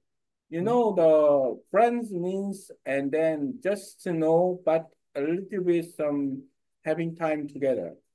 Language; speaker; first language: English; non-native, learner; Korean